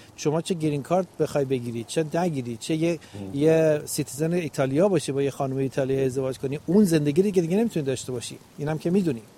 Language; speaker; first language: Persian; native; Persian